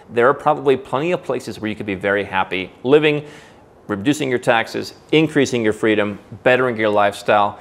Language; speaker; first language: English; native; English